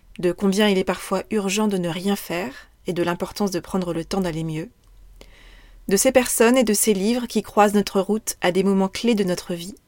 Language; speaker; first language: French; native; French